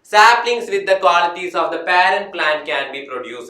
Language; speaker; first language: English; non-native, local second language; Malayalam